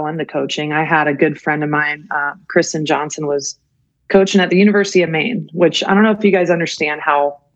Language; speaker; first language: English; native; English